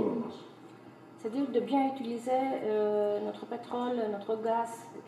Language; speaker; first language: French; non-native, fluent; Greek